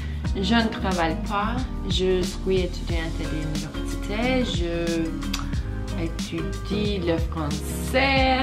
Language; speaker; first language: French; non-native, learner; Turkish